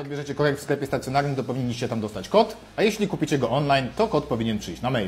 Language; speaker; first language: Polish; native; Polish